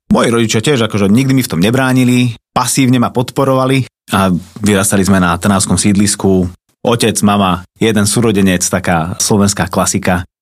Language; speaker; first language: Slovak; native; Slovak